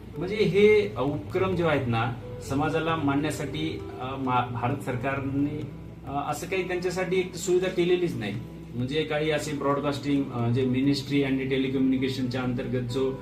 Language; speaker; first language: Marathi; non-native, local second language; Lambadi